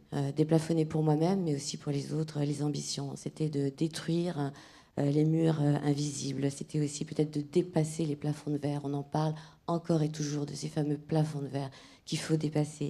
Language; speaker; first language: French; native; French